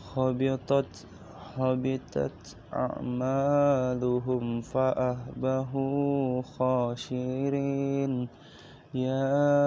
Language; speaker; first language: Arabic; non-native, learner; Indonesian